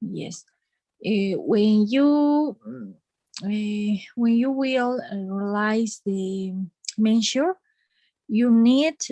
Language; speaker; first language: English; non-native, learner; Spanish